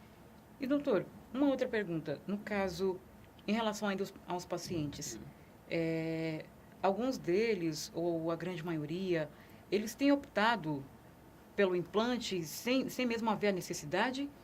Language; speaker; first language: Portuguese; native; Portuguese